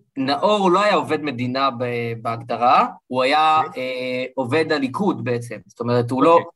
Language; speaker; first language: Hebrew; early bilingual, other home language; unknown